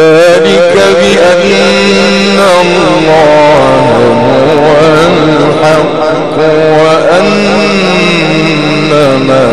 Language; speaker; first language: Arabic; native; Arabic